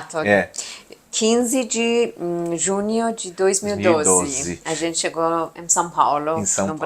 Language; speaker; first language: Portuguese; non-native, learner; Persian